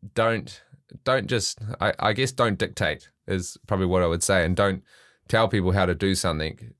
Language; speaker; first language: English; native; English